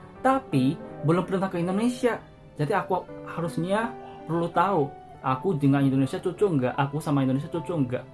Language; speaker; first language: Indonesian; non-native, fluent; Korean